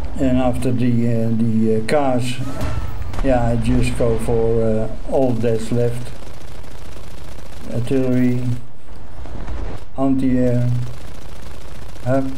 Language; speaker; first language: English; non-native, fluent; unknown